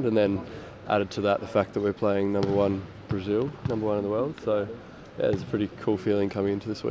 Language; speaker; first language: English; native; English